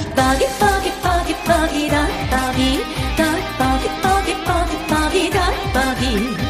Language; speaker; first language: Korean; native; Korean